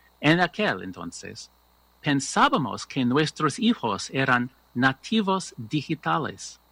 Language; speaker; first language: Spanish; non-native, learner; English